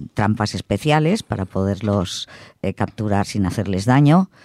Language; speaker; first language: Spanish; non-native, local second language; Catalan